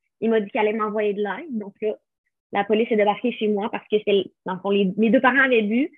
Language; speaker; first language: French; native; French